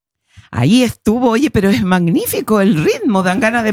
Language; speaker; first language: Spanish; native; Spanish